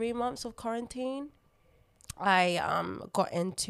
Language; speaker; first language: English; non-native, local second language; Lingala